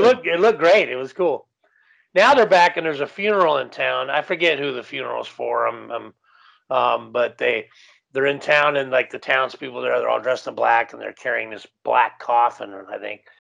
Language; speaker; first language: English; native; English